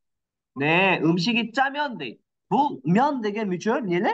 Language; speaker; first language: Korean; non-native, learner; Kyrgyz